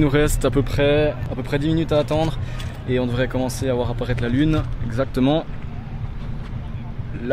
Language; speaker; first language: French; native; French